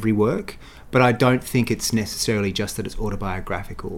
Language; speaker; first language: English; native; English